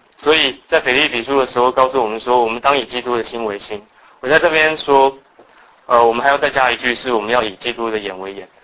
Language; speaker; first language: Chinese; early bilingual, other home language; Cantonese